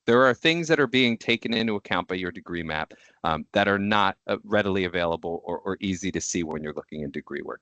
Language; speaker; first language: English; native; English